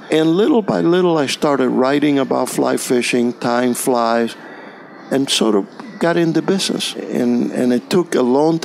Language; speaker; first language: English; non-native, fluent; Spanish